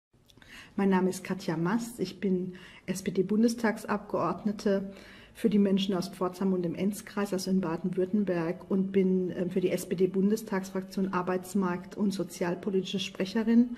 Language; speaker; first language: German; native; German